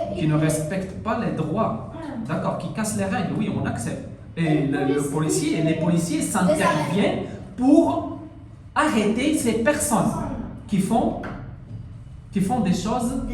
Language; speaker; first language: French; non-native, local second language; Arabic